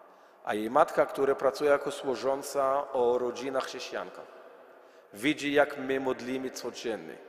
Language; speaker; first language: Polish; non-native, learner; Arabic